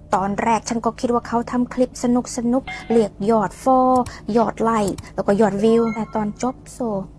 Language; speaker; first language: Thai; native; Thai